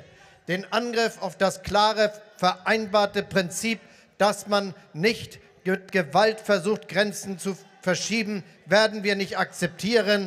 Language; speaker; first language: German; native; German